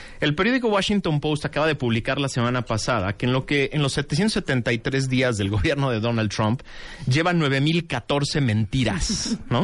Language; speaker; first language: Spanish; native; Spanish